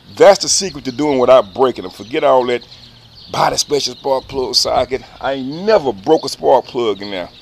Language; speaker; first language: English; native; English